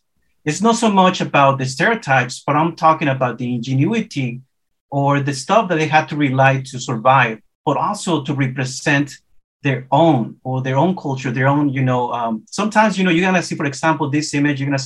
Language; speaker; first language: English; non-native, fluent; Spanish